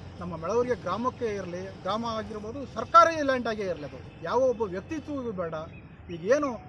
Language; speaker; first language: Kannada; native; Kannada